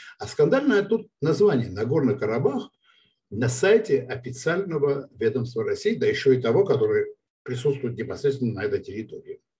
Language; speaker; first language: Russian; non-native, local second language; Georgian